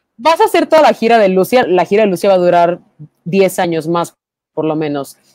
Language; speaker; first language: Spanish; native; Spanish